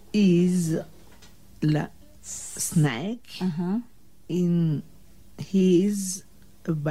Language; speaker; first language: English; non-native, learner; French